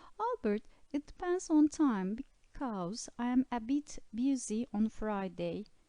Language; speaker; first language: English; non-native, fluent; Turkish